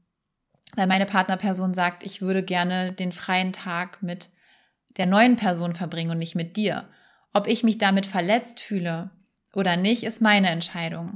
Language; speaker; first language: German; native; German